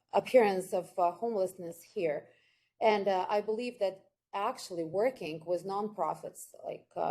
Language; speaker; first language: English; non-native, fluent; Ukrainian